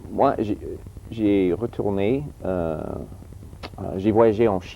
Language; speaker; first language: French; early bilingual, heritage; English